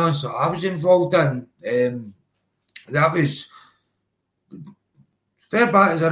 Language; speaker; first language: English; native; English